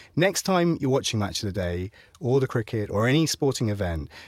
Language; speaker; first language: English; native; English